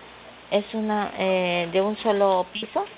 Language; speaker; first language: Spanish; native; Spanish